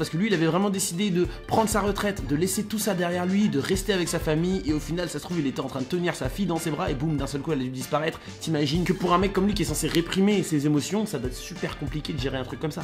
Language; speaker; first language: French; native; French